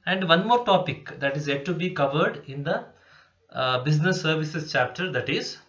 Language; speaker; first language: English; non-native, local second language; Kannada